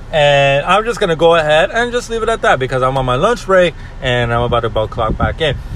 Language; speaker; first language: English; early bilingual, other home language; Spanish